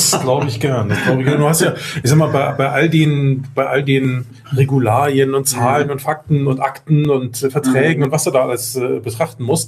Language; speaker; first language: German; native; German